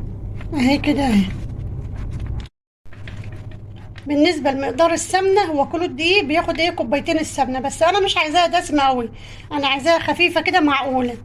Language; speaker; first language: Arabic; native; Arabic